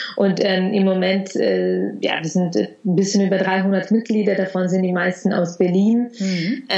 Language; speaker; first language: German; early bilingual, other home language; Russian